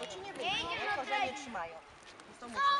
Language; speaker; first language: Polish; native; Polish